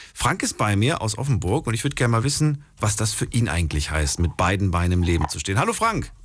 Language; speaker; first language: German; native; German